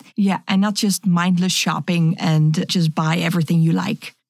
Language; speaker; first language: English; non-native, fluent; Dutch